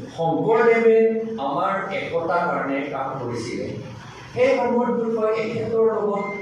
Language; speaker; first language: Assamese; non-native, local second language; Karbi